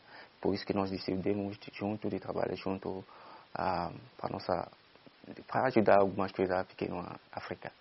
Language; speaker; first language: Portuguese; non-native, fluent; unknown